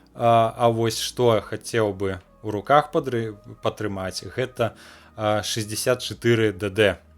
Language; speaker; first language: Belarusian; non-native, local second language; Russian